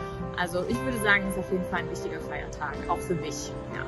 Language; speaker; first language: German; native; German